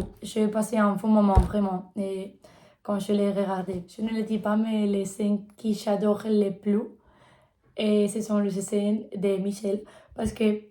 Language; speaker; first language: French; non-native, learner; Spanish